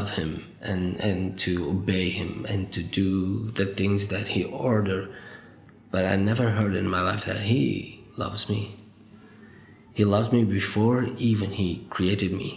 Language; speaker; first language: English; non-native, fluent; Arabic